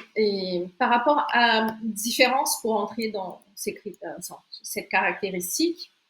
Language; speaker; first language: French; non-native, fluent; Portuguese